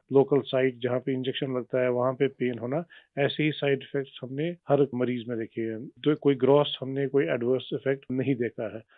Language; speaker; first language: Hindi; non-native, local second language; Kashmiri